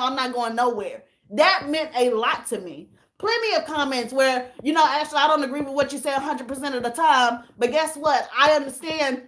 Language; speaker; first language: English; native; English